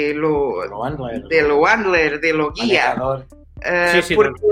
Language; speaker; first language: Spanish; non-native, learner; Portuguese